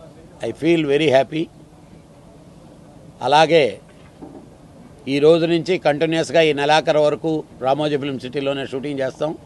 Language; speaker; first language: Telugu; native; Telugu